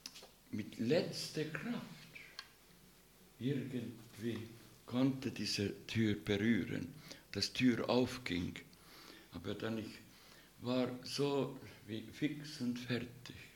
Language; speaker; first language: German; non-native, learner; Russian